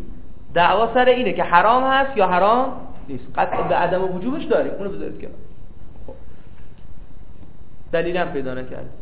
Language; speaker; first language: Persian; native; Persian